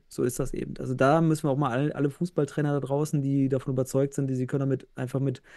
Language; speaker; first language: German; native; German